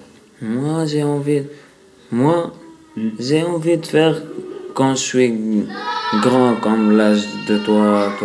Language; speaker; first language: French; non-native, learner; Arabic